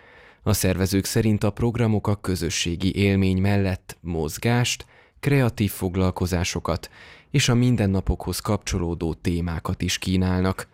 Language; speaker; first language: Hungarian; native; Hungarian